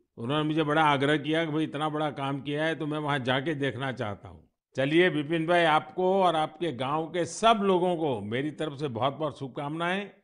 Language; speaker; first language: Hindi; non-native, local second language; Gujarati